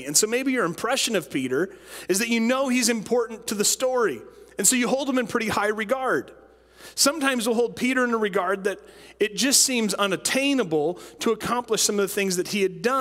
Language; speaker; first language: English; native; English